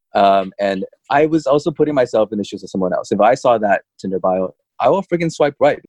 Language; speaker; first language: English; early bilingual, other home language; Chinese